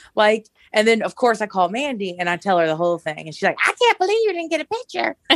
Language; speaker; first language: English; native; English